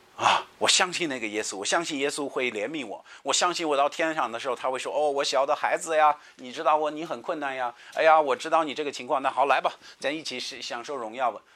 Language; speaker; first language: Chinese; non-native, fluent; English